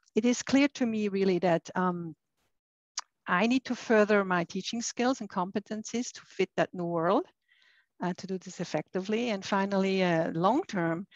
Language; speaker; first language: English; non-native, fluent; German